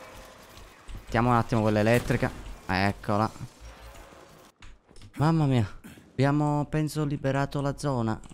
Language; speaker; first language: Italian; native; Italian